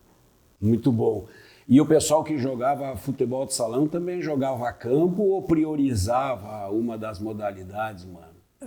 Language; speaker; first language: Portuguese; native; Portuguese